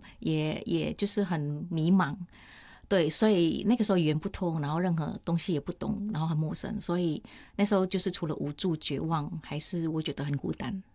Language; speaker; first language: Chinese; non-native, fluent; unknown